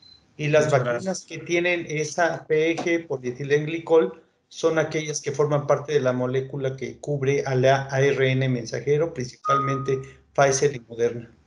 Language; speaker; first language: Spanish; native; Spanish